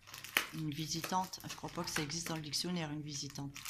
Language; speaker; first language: French; native; French